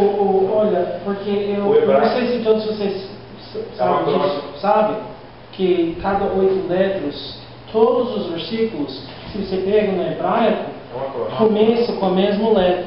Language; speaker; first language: Portuguese; non-native, learner; English